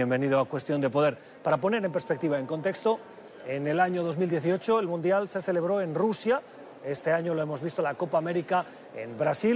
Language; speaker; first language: Spanish; native; Spanish